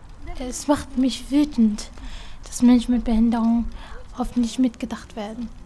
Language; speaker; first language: German; non-native, fluent; Kurdish